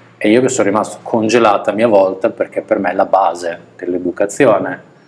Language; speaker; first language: Italian; native; Italian